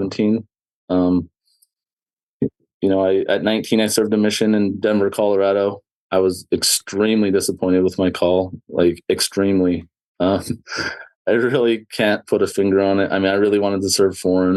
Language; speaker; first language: English; native; English